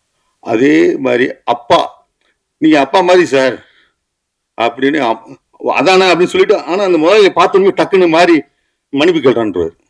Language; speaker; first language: Tamil; native; Tamil